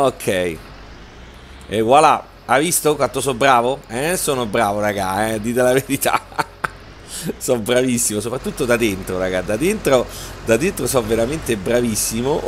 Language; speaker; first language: Italian; native; Italian